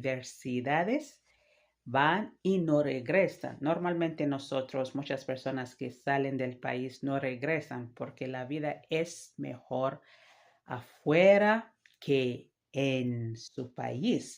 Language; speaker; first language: Spanish; non-native, fluent; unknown